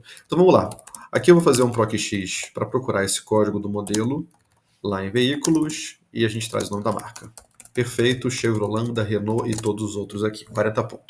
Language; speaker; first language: Portuguese; native; Portuguese